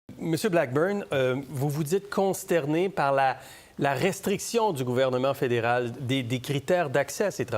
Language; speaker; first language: French; native; French